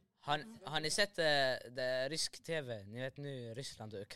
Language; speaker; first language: Swedish; early bilingual, other home language; Arabic